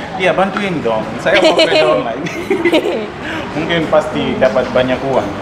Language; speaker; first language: Indonesian; non-native, fluent; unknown